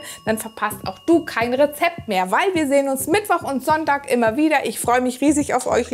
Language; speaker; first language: German; native; German